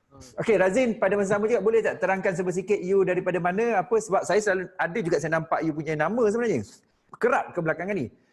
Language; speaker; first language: Malay; native; Malay